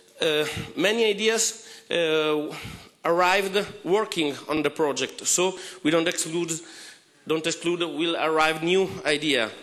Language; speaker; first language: English; non-native, fluent; Italian